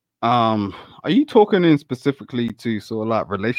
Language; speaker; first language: English; native; English